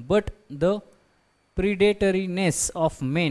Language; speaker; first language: English; non-native, local second language; Marathi